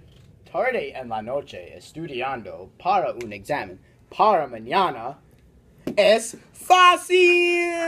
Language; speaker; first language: Spanish; non-native, learner; English